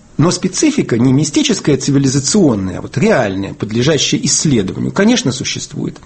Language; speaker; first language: Russian; native; Russian